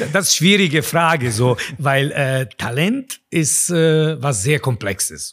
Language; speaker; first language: German; non-native, fluent; Serbian